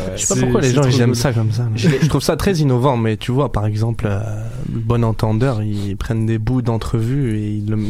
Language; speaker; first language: French; non-native, local second language; Arabic